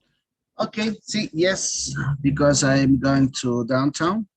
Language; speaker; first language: English; non-native, learner; Spanish